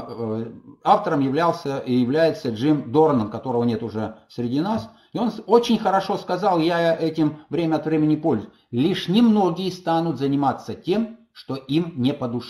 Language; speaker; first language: Russian; native; Russian